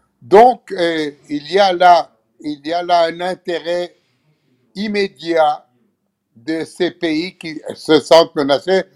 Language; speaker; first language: French; non-native, fluent; Hebrew